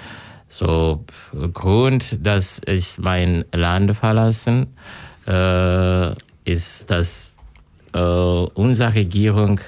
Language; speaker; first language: German; non-native, learner; Kinyarwanda